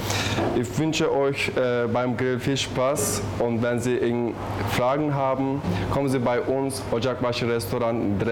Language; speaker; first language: German; non-native, learner; Turkish